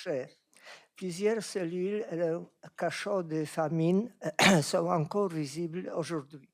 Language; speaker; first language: French; non-native, fluent; Polish